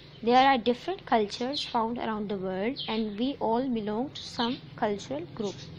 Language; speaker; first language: English; non-native, local second language; Punjabi